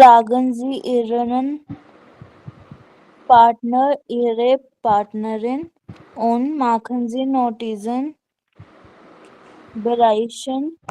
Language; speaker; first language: German; non-native, learner; Hindi